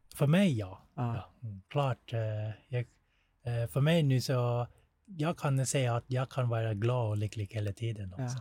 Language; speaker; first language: Swedish; non-native, fluent; Thai